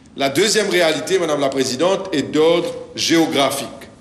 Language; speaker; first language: French; non-native, local second language; Morisyen